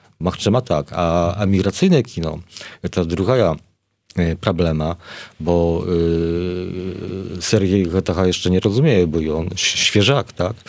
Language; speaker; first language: Polish; non-native, learner; Belarusian